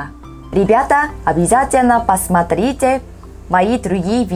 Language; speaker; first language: Russian; non-native, learner; Korean